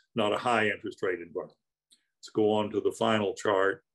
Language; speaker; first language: English; native; English